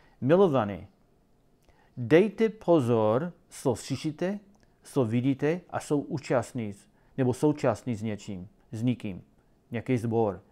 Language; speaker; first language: Czech; non-native, learner; English